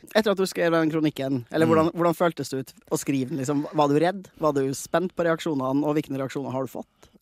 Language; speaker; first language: Norwegian; native; Norwegian